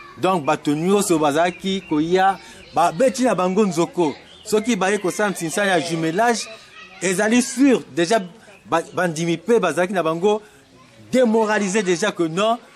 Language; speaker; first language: Lingala; native; Lingala